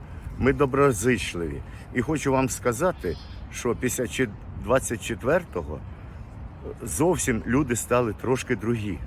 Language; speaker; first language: Ukrainian; non-native, local second language; Russian